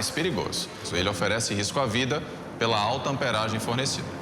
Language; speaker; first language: Portuguese; native; Portuguese